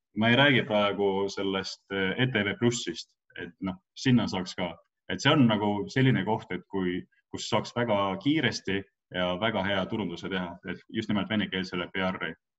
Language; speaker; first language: Estonian; non-native, local second language; Russian